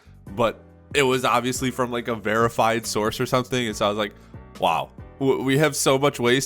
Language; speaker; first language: English; native; English